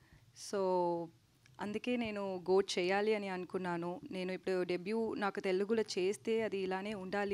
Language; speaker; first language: Telugu; non-native, learner; Tamil